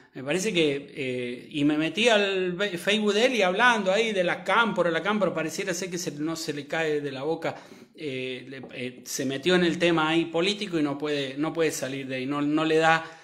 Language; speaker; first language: Spanish; native; Spanish